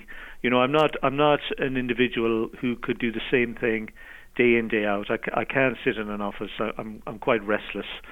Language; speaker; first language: English; native; English